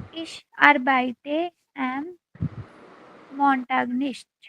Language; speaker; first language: German; non-native, learner; Hindi